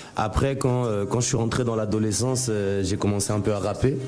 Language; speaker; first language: French; native; French